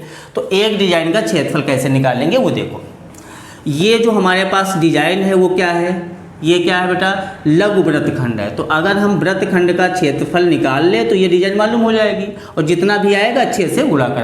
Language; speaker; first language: Hindi; native; Hindi